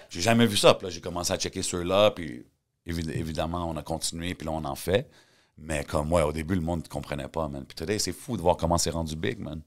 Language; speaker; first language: French; early bilingual, heritage; French